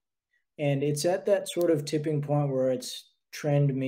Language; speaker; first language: English; native; English